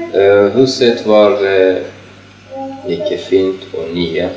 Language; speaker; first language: Swedish; non-native, learner; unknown